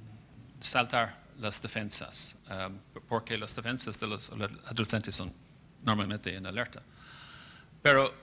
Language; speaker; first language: Spanish; non-native, fluent; English